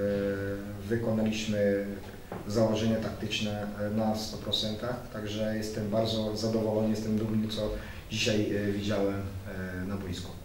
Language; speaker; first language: Polish; non-native, fluent; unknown